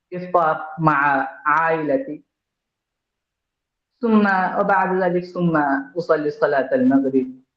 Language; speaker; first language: Arabic; non-native, learner; Bangla